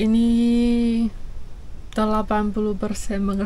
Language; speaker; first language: Indonesian; non-native, fluent; Chinese